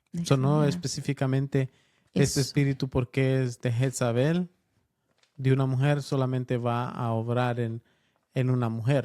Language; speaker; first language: Spanish; early bilingual, heritage; Spanish